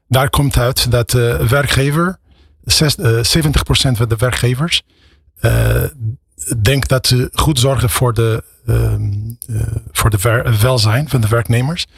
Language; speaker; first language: Dutch; non-native, fluent; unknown